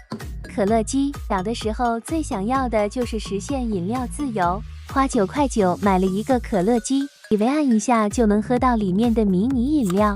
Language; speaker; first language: Chinese; native; Chinese